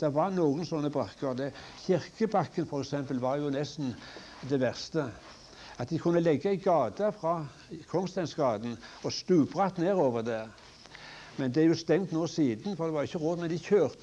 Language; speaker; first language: Norwegian; native; Norwegian